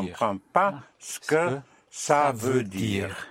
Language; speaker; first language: French; non-native, fluent; English